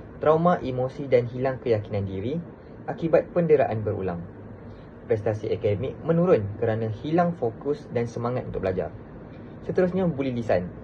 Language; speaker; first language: Malay; native; Malay